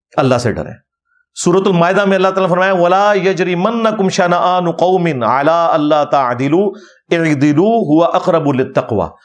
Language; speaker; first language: Urdu; non-native, local second language; Punjabi